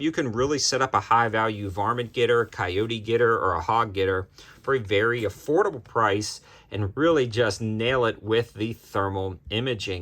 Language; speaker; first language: English; native; English